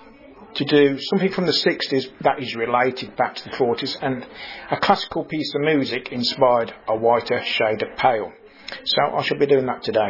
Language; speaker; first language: English; native; English